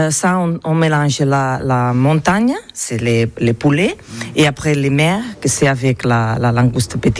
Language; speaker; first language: French; non-native, learner; Catalan